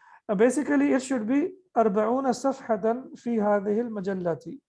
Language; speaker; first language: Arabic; non-native, fluent; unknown